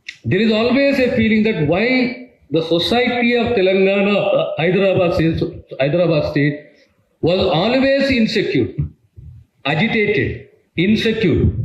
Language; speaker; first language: English; non-native, local second language; Telugu